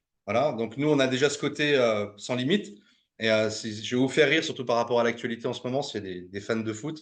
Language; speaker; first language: French; native; French